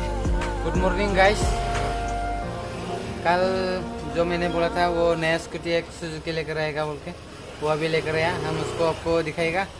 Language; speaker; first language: Hindi; non-native, local second language; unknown